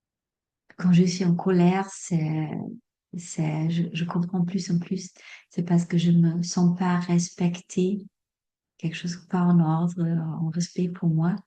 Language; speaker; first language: French; non-native, fluent; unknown